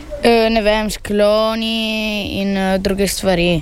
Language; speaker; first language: Slovenian; early bilingual, heritage; Italian